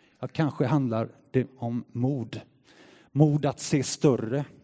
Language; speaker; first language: Swedish; native; Swedish